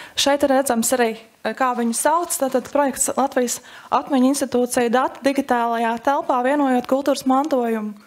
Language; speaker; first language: Latvian; native; Latvian